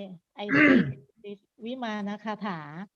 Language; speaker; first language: English; non-native, learner; Thai